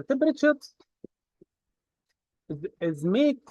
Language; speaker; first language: English; non-native, fluent; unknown